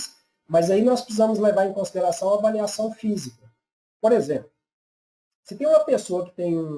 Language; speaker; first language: Portuguese; native; Portuguese